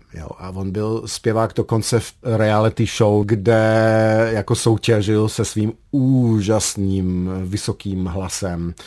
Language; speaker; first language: Czech; non-native, fluent; English